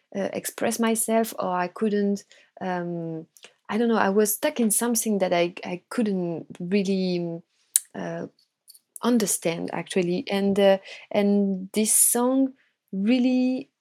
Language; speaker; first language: English; non-native, fluent; French